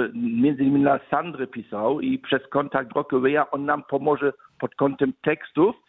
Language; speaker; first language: Polish; early bilingual, other home language; German